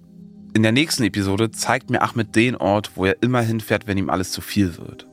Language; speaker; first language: German; native; German